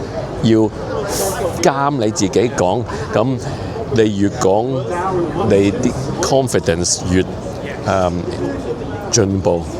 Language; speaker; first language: Cantonese; early bilingual, heritage; English